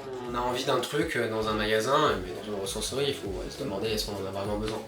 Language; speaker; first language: French; native; French